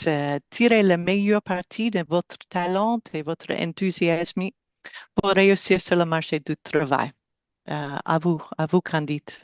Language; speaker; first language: French; non-native, learner; English